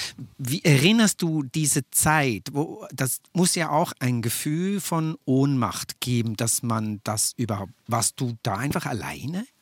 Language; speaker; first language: German; native; German